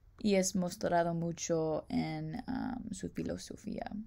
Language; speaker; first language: Spanish; non-native, learner; English